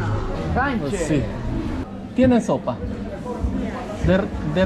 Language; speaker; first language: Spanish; early bilingual, heritage; English